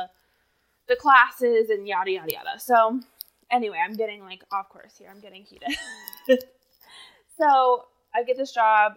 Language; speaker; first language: English; native; English